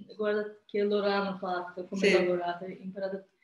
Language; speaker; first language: Italian; non-native, learner; Azerbaijani